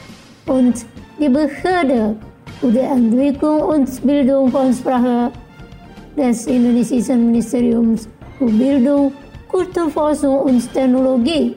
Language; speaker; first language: German; non-native, local second language; Indonesian